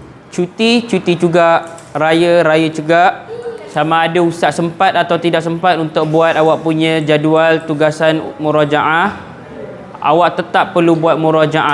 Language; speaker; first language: Malay; native; Malay